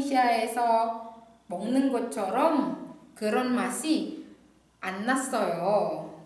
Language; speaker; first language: Korean; non-native, fluent; Indonesian